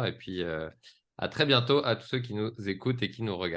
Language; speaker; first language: French; native; French